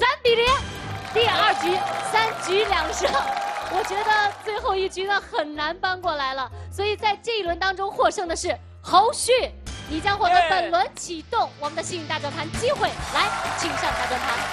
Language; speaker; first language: Chinese; native; Chinese